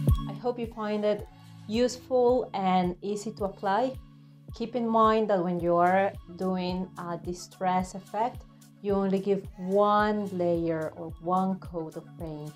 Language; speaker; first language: English; non-native, fluent; Spanish